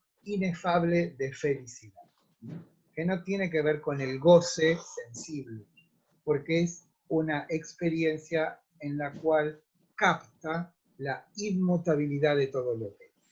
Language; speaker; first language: Spanish; native; Spanish